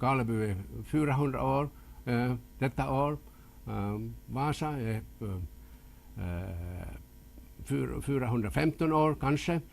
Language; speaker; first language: Swedish; non-native, local second language; Finnish